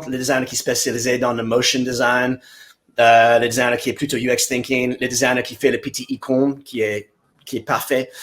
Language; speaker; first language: French; non-native, fluent; English